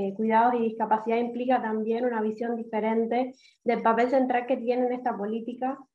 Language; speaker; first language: Spanish; native; Spanish